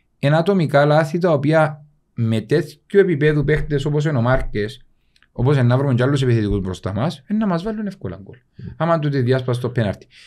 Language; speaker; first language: Greek; native; Greek